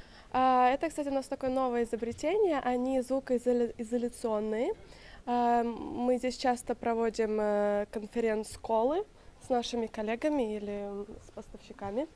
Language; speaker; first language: Russian; native; Russian